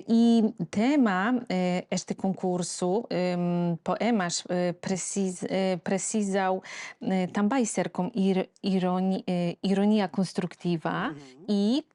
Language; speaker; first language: Portuguese; non-native, fluent; Polish